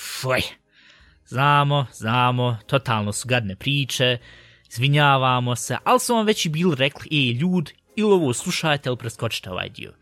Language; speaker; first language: Bosnian; early bilingual, heritage; Bosnian